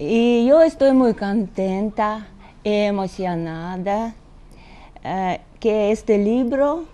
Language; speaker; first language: Spanish; non-native, fluent; Russian